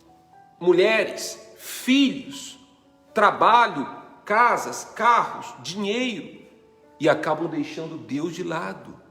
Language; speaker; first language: Portuguese; native; Portuguese